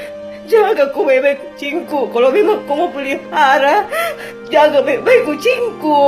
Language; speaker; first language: Indonesian; native; Indonesian